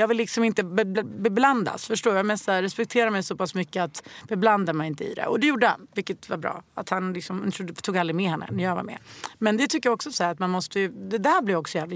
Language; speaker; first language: Swedish; native; Swedish